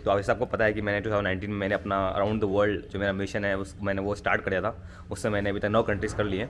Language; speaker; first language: Hindi; native; Hindi